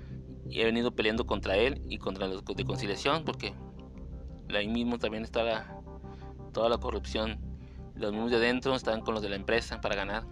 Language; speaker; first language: Spanish; native; Spanish